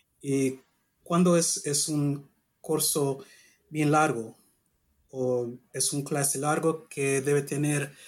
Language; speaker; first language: Spanish; non-native, learner; English